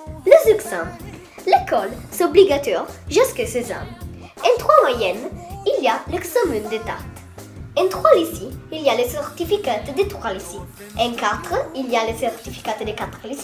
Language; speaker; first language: French; non-native, learner; Italian